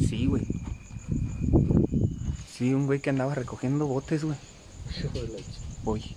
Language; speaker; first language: Spanish; native; Spanish